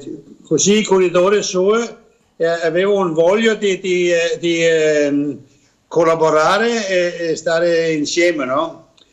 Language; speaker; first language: Italian; non-native, learner; Danish